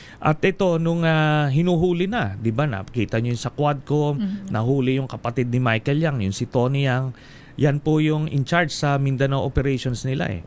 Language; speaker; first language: Filipino; native; Filipino